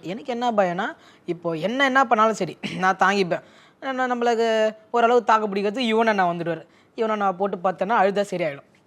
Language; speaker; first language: Tamil; native; Tamil